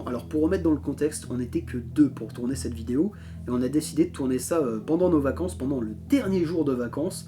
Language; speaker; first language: French; native; French